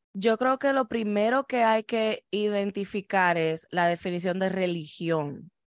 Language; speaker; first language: Spanish; native; Spanish